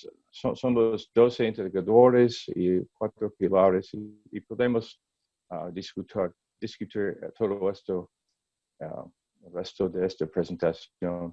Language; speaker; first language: Spanish; non-native, learner; English